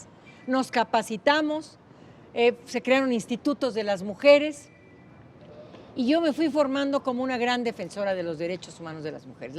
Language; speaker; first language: Spanish; native; Spanish